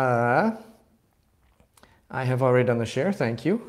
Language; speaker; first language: English; native; English